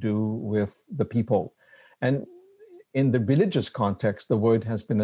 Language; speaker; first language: English; non-native, fluent; French